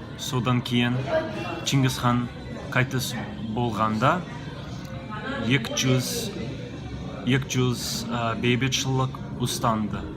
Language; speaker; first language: Kazakh; non-native, learner; English